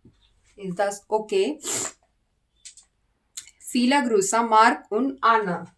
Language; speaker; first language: German; non-native, learner; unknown